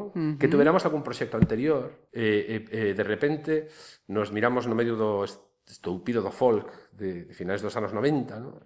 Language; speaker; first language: Galician; native; Galician